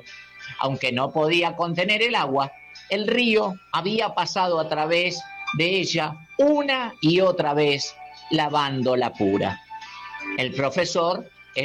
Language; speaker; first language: Spanish; native; Spanish